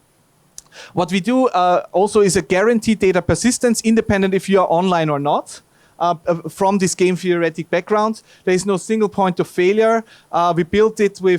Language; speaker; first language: English; non-native, fluent; German